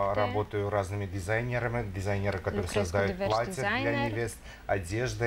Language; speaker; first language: Russian; non-native, fluent; Romanian